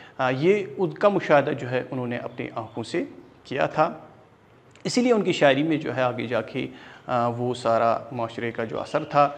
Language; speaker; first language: Urdu; non-native, local second language; Kashmiri